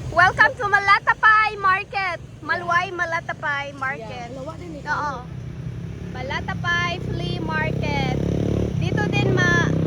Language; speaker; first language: Filipino; non-native, local second language; Cebuano